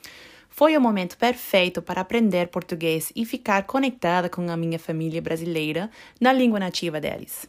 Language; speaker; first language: Portuguese; non-native, learner; English